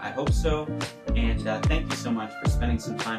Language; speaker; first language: English; native; English